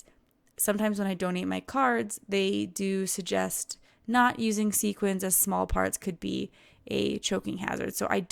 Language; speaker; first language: English; native; English